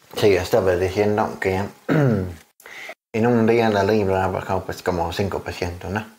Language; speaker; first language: Spanish; non-native, learner; English